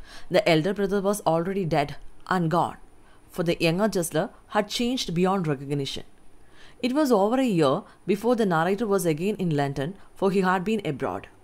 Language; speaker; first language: English; non-native, local second language; Malayalam